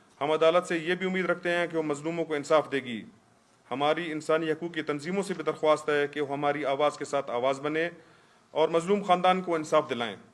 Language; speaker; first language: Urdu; non-native, local second language; Baluchi